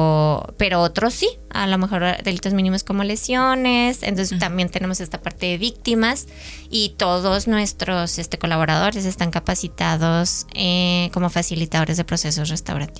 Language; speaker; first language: Spanish; native; Spanish